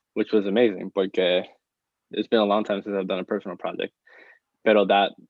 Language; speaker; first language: English; non-native, fluent; Spanish